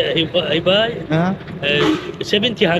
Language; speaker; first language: English; non-native, learner; Arabic